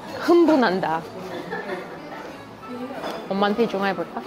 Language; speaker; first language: Korean; non-native, learner; Russian